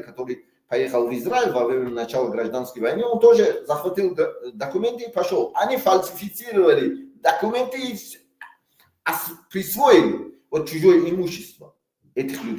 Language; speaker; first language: Russian; non-native, local second language; Tajik